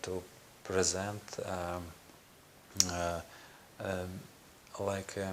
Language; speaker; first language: English; non-native, learner; Ukrainian